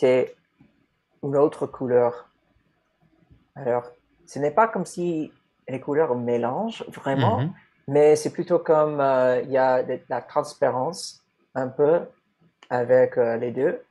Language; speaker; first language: French; non-native, fluent; English